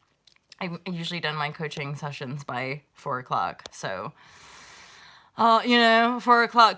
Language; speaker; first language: English; native; English